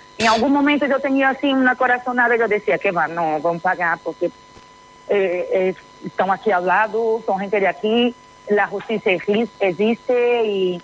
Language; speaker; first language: Spanish; non-native, fluent; Portuguese